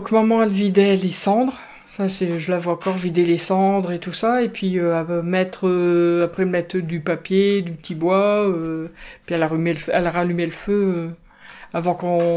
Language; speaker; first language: French; native; French